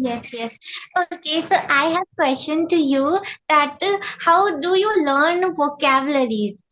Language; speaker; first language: English; non-native, learner; Hindi